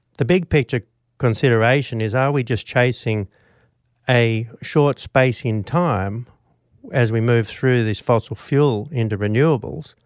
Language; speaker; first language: English; native; English